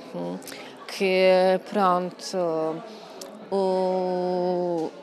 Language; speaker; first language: Portuguese; non-native, fluent; Polish